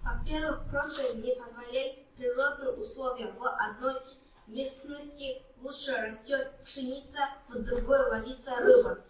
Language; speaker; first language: Russian; non-native, local second language; Kazakh